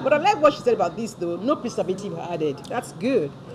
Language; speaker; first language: English; non-native, local second language; Yoruba